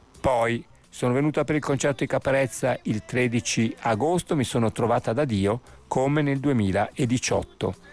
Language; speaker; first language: Italian; native; Italian